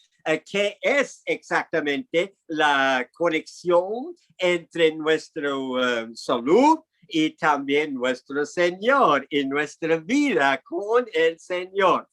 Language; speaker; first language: Spanish; non-native, fluent; English